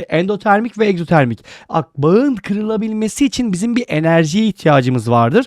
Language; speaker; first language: Turkish; native; Turkish